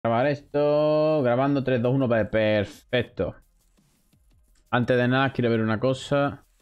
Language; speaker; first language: Spanish; native; Spanish